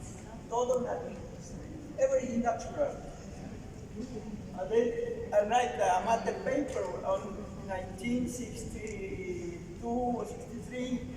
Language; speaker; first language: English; non-native, learner; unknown